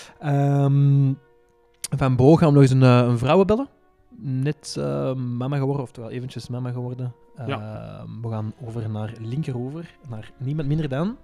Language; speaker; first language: Dutch; native; Dutch